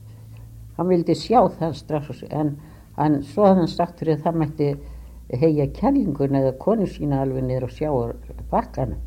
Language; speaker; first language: Icelandic; native; Icelandic